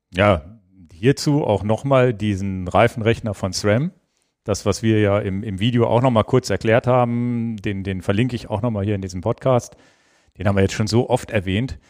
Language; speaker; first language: German; native; German